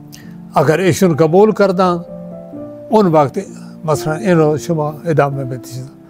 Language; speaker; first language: Persian; non-native, fluent; Punjabi